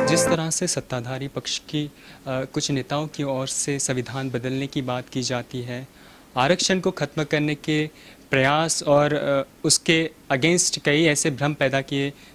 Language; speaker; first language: Hindi; non-native, local second language; Marathi